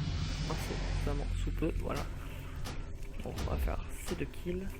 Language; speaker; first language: French; native; French